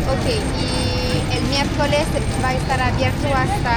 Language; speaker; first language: Spanish; non-native, learner; French